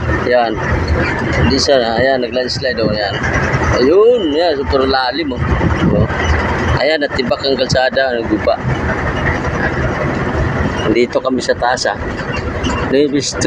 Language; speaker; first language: Filipino; non-native, local second language; Hiligaynon